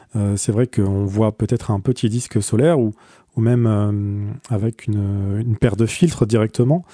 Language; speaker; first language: French; native; French